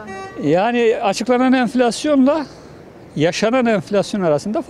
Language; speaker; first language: Turkish; native; Turkish